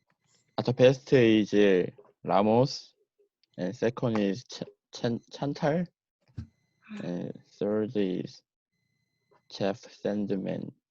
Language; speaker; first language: English; non-native, learner; Korean